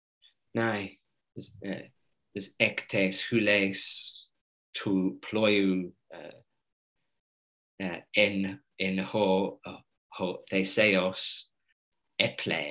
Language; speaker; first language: Greek; non-native, fluent; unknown